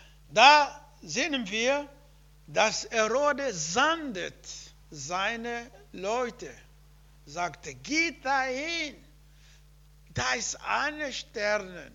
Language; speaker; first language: German; non-native, learner; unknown